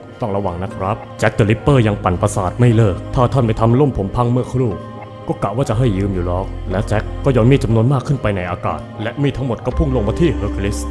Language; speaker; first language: Thai; native; Thai